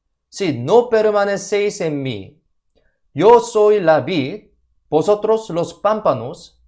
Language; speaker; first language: Spanish; non-native, fluent; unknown